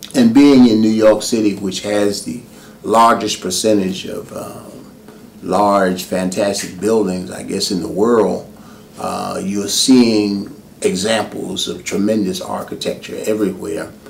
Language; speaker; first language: English; native; English